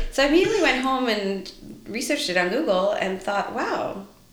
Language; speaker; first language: English; native; English